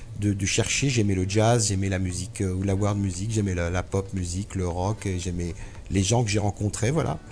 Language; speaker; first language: French; early bilingual, other home language; Arabic